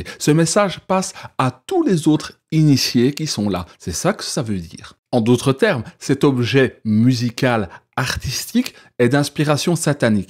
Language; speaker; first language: French; native; French